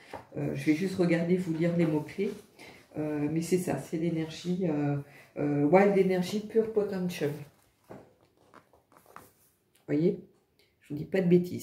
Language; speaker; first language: French; native; French